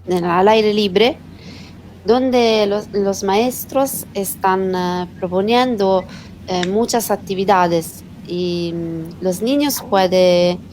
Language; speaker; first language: Spanish; non-native, learner; Italian